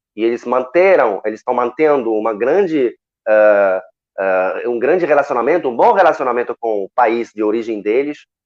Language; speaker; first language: Portuguese; non-native, fluent; Arabic